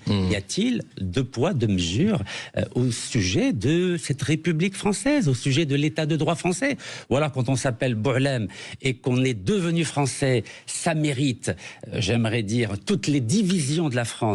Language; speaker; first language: French; native; French